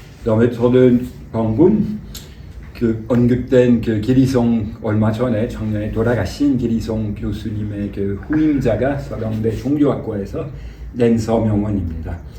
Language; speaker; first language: Korean; non-native, fluent; French